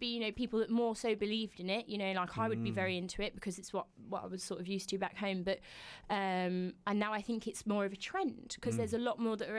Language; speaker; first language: English; native; English